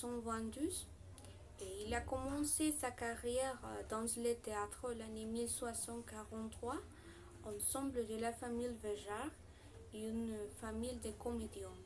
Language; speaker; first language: French; non-native, learner; Spanish